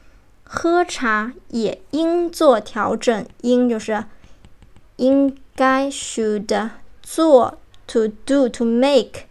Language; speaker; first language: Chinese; native; Chinese